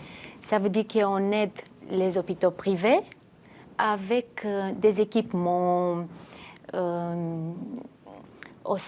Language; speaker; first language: French; non-native, fluent; Romanian